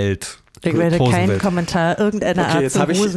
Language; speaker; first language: German; native; German